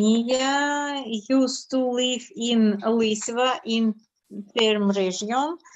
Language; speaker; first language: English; non-native, learner; Russian